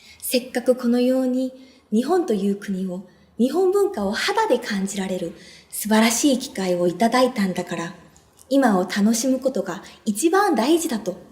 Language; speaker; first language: Japanese; non-native, fluent; Korean